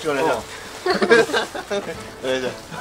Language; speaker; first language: Japanese; native; Japanese